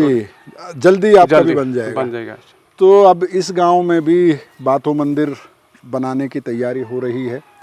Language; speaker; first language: Hindi; native; Hindi